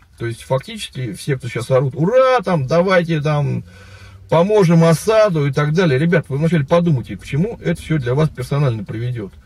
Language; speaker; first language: Russian; native; Russian